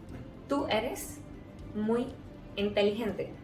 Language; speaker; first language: Spanish; non-native, fluent; Hindi